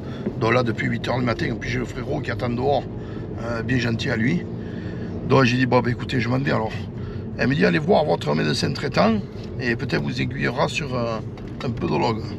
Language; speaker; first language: French; native; French